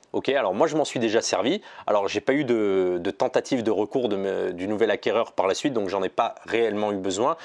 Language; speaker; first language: French; native; French